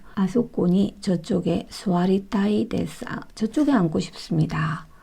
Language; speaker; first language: Korean; native; Korean